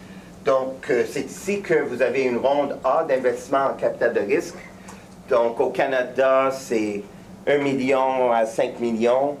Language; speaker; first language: French; native; French